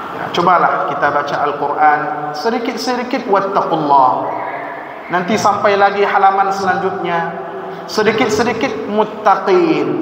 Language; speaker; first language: Malay; non-native, local second language; Minangkabau